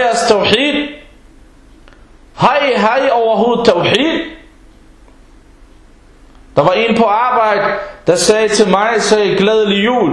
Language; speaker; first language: Danish; early bilingual, other home language; Arabic